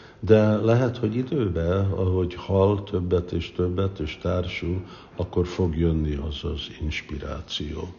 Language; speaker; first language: Hungarian; early bilingual, heritage; English